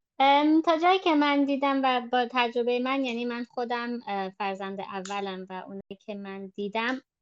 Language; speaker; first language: Persian; early bilingual, heritage; Persian